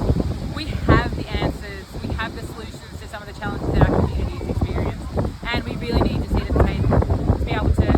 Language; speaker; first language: English; native; English